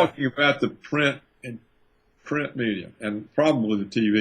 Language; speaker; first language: English; native; English